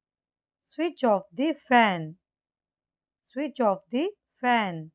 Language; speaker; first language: English; non-native, local second language; Tamil